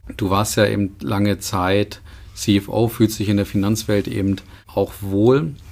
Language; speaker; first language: German; native; German